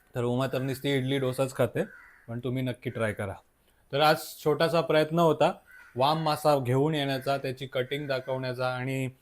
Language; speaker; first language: Marathi; native; Marathi